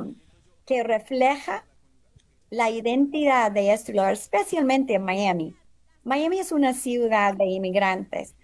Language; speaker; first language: Spanish; early bilingual, heritage; English